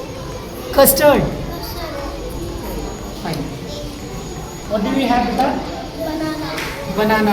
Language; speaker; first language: English; non-native, local second language; Hindi